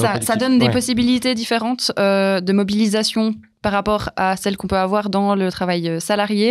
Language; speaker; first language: French; native; French